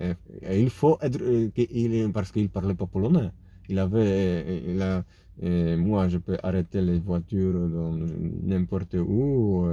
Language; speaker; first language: French; non-native, fluent; Polish